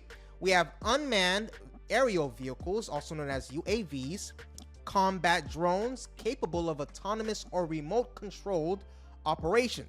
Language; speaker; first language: English; native; English